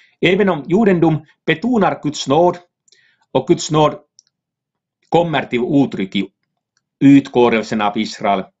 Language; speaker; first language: Swedish; non-native, local second language; Finnish